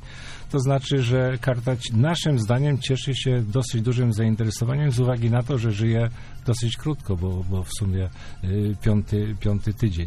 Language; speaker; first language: Polish; native; Polish